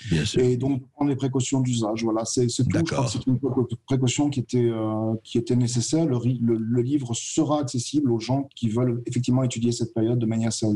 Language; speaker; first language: French; native; French